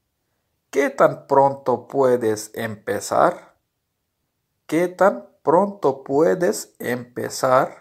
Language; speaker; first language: Spanish; non-native, learner; Urdu